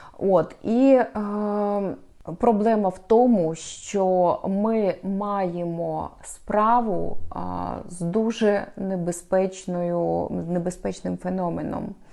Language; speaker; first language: Ukrainian; non-native, local second language; Russian